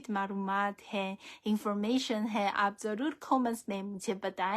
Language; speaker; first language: Urdu; non-native, fluent; Chinese